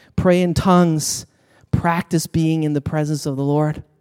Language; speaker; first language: English; non-native, fluent; Swedish